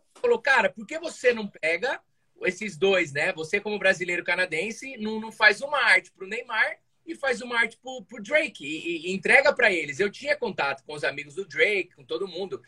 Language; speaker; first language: Portuguese; native; Portuguese